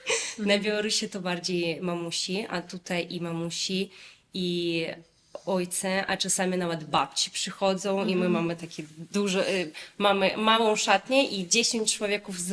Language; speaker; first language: Polish; non-native, fluent; Russian